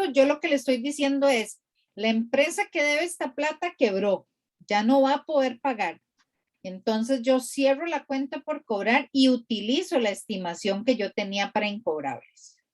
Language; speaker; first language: Spanish; native; Spanish